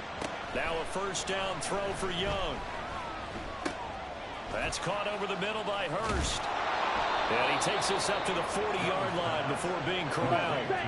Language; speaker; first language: English; native; English